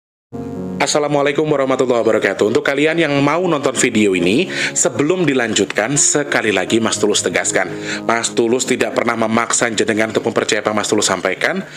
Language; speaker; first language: Indonesian; non-native, local second language; Javanese